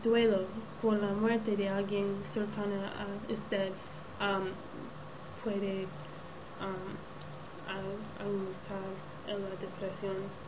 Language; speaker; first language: Spanish; non-native, learner; English